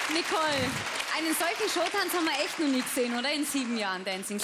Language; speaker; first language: German; native; German